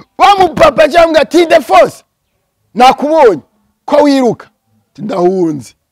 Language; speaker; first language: Rundi; early bilingual, heritage; Rundi